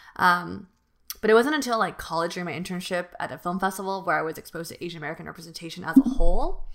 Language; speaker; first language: English; native; English